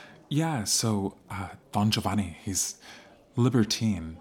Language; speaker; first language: English; native; English